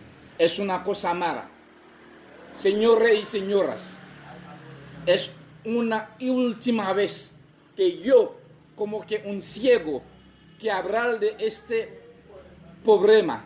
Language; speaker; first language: Spanish; non-native, local second language; Haitian Creole